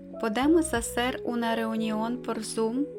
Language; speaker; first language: Spanish; non-native, fluent; Ukrainian